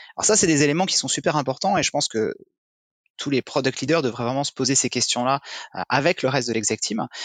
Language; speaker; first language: French; native; French